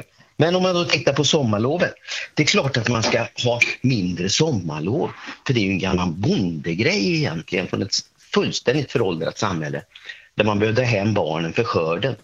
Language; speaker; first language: Swedish; native; Swedish